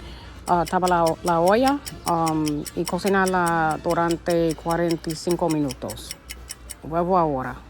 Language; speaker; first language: Spanish; early bilingual, heritage; Spanish